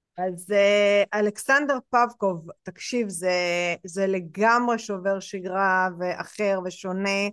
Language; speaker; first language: Hebrew; native; Hebrew